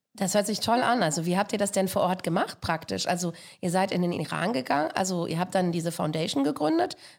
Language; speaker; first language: German; native; German